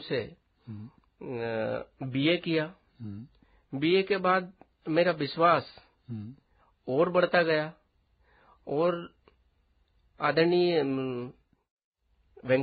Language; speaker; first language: Hindi; native; Hindi